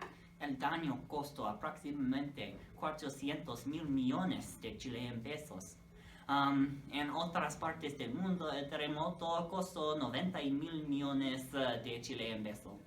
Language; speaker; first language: Spanish; non-native, learner; English